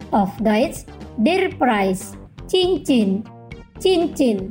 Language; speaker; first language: German; non-native, fluent; Indonesian